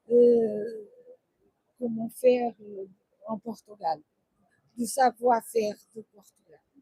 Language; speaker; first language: French; non-native, learner; Portuguese